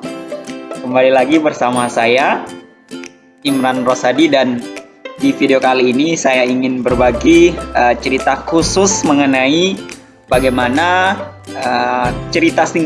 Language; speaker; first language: Indonesian; native; Indonesian